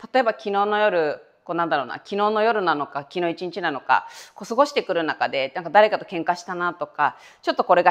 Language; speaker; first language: Japanese; native; Japanese